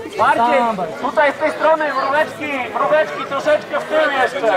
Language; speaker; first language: Polish; native; Polish